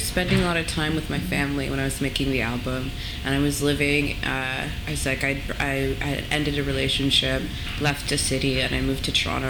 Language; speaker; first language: English; native; English